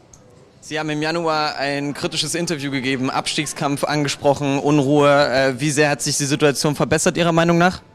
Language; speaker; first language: German; native; German